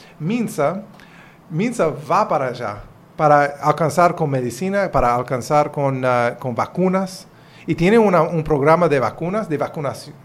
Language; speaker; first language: Spanish; non-native, fluent; English